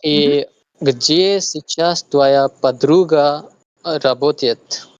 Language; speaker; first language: Russian; non-native, learner; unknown